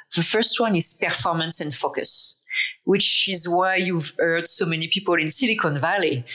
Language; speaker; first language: English; non-native, fluent; French